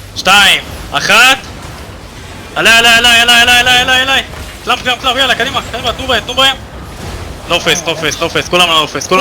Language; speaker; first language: Hebrew; native; Hebrew